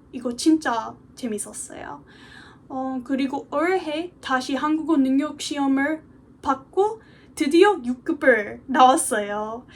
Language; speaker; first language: Korean; non-native, fluent; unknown